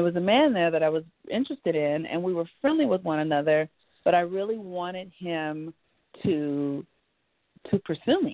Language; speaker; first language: English; native; English